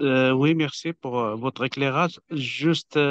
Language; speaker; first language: French; non-native, fluent; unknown